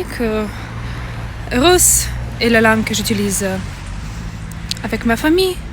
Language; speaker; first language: French; non-native, learner; Russian